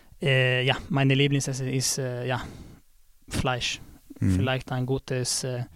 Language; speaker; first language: German; non-native, learner; Swedish